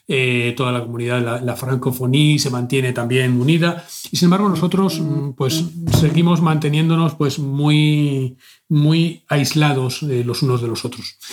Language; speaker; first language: Spanish; native; Spanish